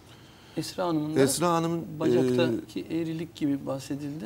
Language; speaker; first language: Turkish; native; Turkish